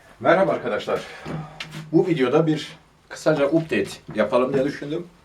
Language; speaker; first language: Turkish; native; Turkish